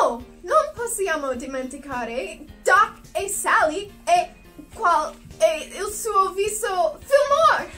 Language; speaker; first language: Italian; non-native, learner; English